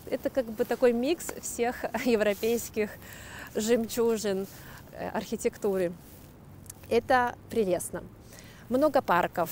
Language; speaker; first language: Russian; native; Russian